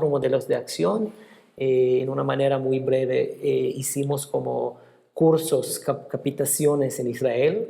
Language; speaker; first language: Spanish; non-native, fluent; Hebrew